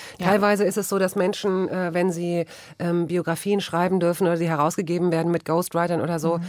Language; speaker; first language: German; native; German